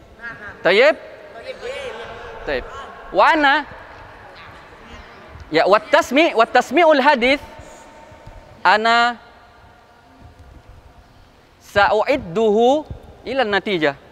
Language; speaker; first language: Arabic; non-native, fluent; Indonesian